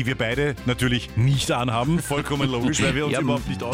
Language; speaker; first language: German; native; German